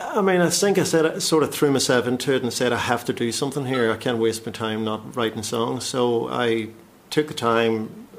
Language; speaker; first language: English; native; English